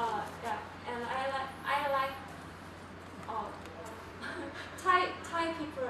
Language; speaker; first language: English; non-native, learner; Korean